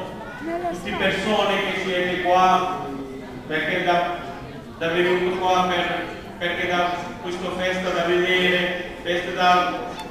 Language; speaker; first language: Italian; non-native, learner; Bangla